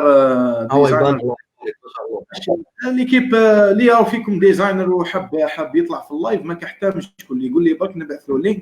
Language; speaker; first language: Arabic; native; Arabic